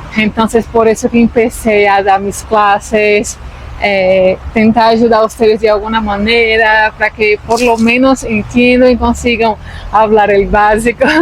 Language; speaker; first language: Spanish; non-native, fluent; Portuguese